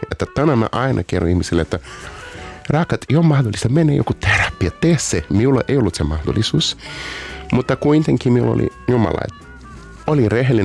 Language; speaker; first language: Finnish; non-native, fluent; Portuguese